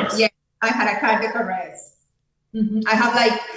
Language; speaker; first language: English; non-native, fluent; Spanish